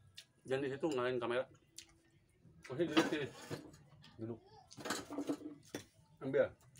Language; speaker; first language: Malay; non-native, local second language; Sundanese